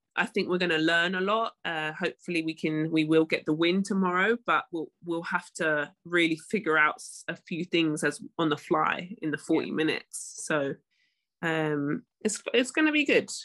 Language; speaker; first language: English; native; English